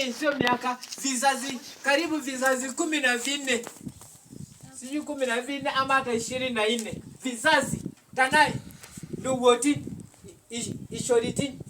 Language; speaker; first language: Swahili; non-native, local second language; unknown